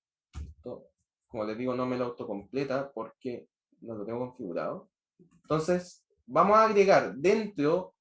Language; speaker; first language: Spanish; native; Spanish